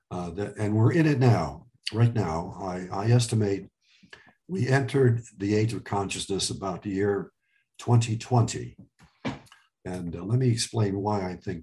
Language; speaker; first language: English; early bilingual, other home language; Arabic